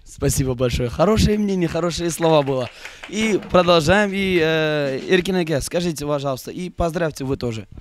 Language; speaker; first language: Russian; non-native, local second language; Uzbek